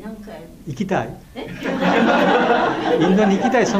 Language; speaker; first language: Japanese; non-native, fluent; Bangla